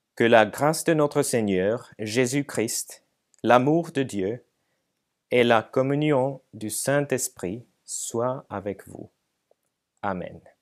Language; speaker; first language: French; non-native, fluent; Finnish